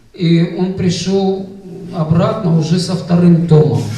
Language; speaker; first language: Russian; native; Russian